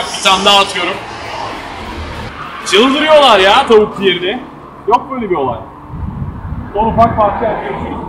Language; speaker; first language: Turkish; native; Turkish